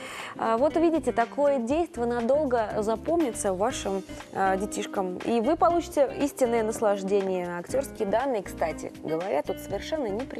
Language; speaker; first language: Russian; native; Russian